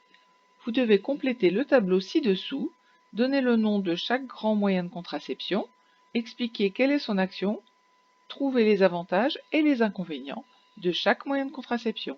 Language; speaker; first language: French; native; French